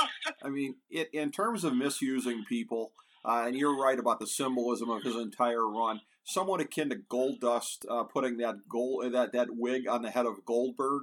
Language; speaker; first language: English; native; English